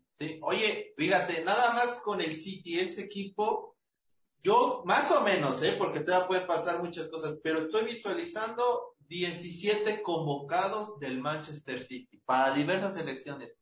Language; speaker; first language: Spanish; native; Spanish